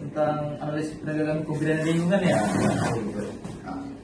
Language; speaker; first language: Indonesian; native; Indonesian